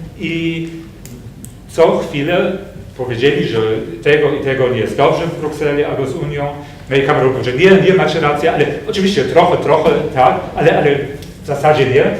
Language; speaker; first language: Polish; non-native, fluent; German